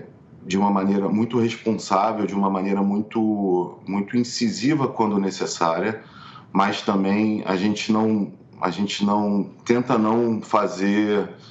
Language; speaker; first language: Portuguese; native; Portuguese